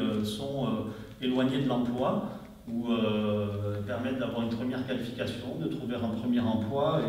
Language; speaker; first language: French; native; French